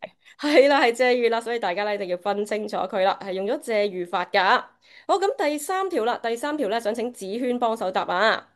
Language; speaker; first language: Cantonese; native; Cantonese